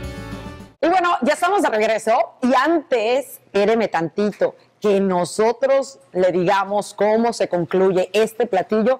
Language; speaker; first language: Spanish; native; Spanish